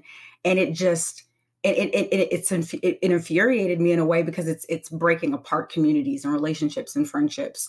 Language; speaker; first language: English; native; English